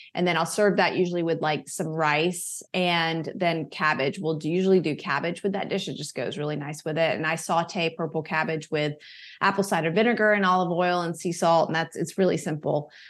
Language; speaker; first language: English; native; English